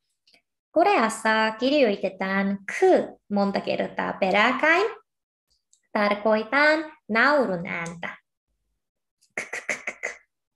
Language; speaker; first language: Finnish; non-native, fluent; Korean